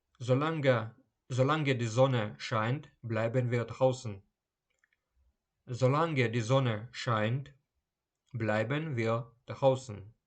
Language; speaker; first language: German; non-native, fluent; Ukrainian